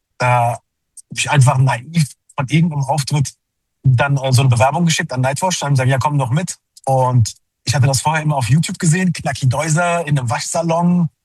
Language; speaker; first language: German; early bilingual, other home language; Turkish